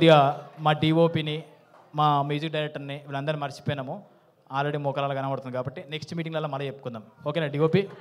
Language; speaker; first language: Telugu; native; Telugu